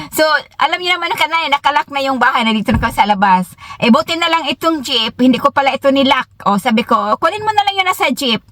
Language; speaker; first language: Filipino; native; Filipino